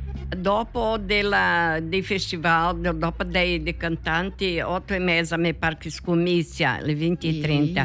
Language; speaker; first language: Italian; early bilingual, heritage; Portuguese